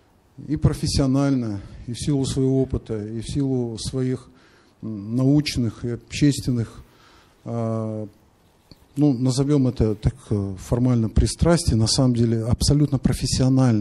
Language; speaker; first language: Russian; native; Russian